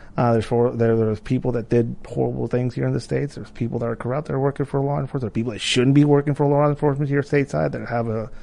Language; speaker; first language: English; non-native, fluent; Spanish